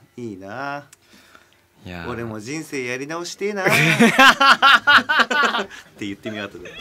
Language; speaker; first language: Japanese; native; Japanese